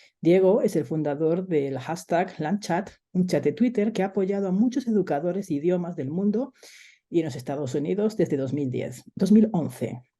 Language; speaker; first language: Spanish; native; Spanish